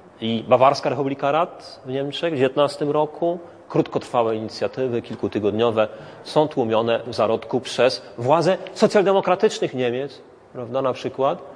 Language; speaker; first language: Polish; native; Polish